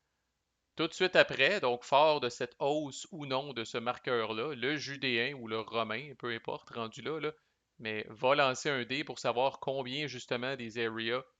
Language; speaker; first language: French; native; French